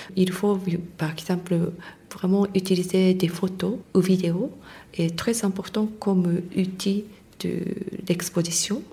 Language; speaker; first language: French; non-native, fluent; Japanese